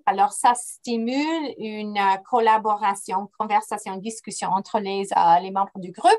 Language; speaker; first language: French; non-native, fluent; English